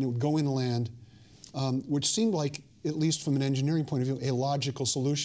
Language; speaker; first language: English; native; English